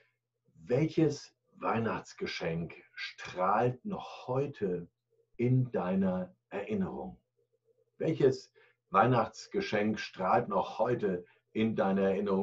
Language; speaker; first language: German; native; German